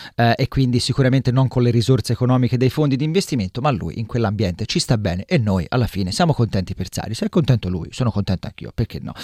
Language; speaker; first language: Italian; native; Italian